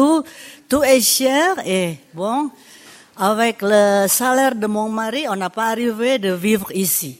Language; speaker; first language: French; non-native, fluent; Indonesian